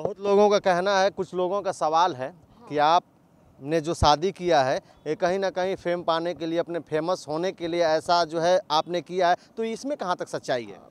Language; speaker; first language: Hindi; native; Hindi